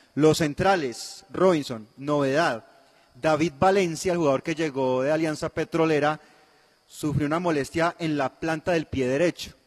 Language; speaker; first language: Spanish; native; Spanish